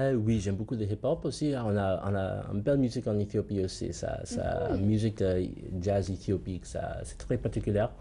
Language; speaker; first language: French; non-native, learner; English